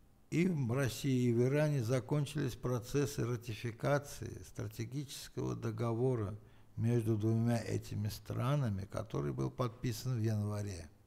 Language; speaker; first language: Russian; non-native, fluent; Armenian